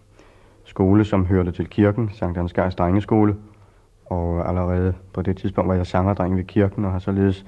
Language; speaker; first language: Danish; early bilingual, other home language; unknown